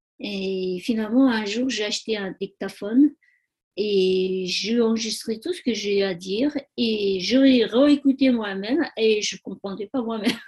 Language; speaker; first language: French; non-native, learner; Tibetan